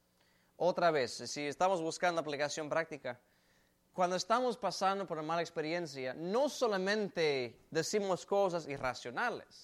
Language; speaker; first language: Spanish; native; Spanish